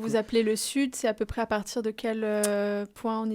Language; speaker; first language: French; native; French